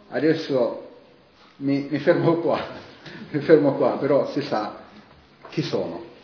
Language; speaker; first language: Italian; non-native, fluent; Arabic